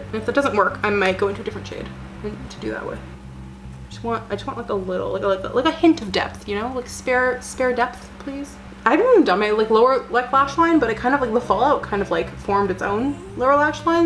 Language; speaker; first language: English; native; English